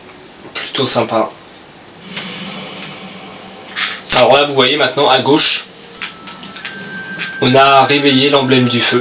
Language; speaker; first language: French; native; French